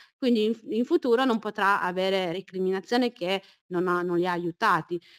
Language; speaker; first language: Italian; early bilingual, other home language; Chinese